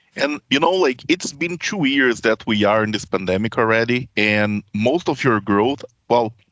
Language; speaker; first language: English; non-native, fluent; Portuguese